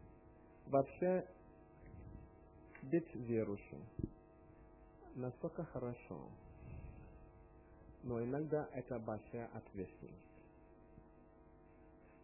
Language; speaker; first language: Russian; non-native, learner; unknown